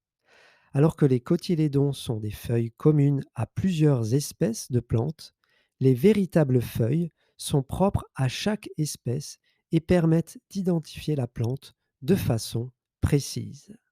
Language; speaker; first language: French; native; French